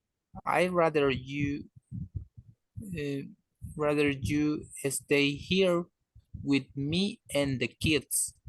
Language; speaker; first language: English; non-native, learner; Spanish